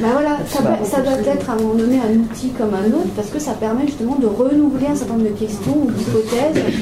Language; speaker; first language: French; native; French